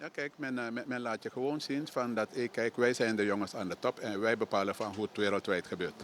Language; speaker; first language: Dutch; native; Dutch